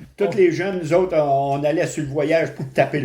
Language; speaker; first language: French; native; French